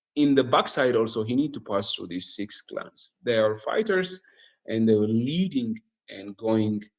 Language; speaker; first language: English; non-native, local second language; Amharic